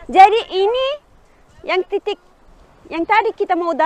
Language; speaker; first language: Indonesian; non-native, learner; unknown